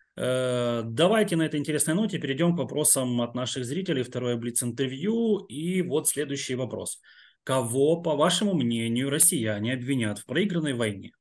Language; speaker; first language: Russian; non-native, local second language; Ukrainian